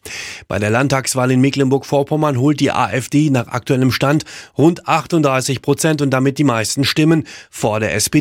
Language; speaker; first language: German; native; German